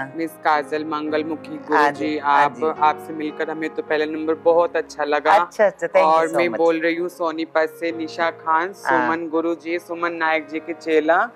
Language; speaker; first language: Hindi; native; Hindi